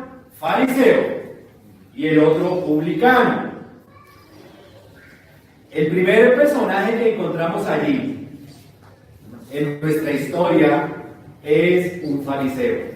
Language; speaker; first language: Spanish; native; Spanish